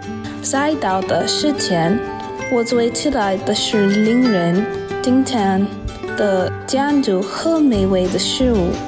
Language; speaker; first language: Chinese; non-native, fluent; English